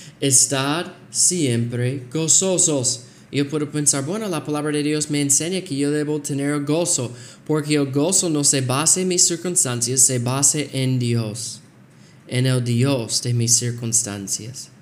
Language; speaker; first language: Spanish; non-native, fluent; English